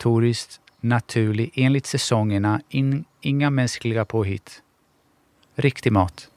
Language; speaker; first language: Swedish; early bilingual, other home language; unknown